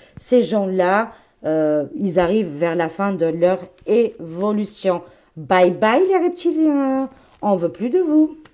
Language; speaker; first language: French; non-native, fluent; Albanian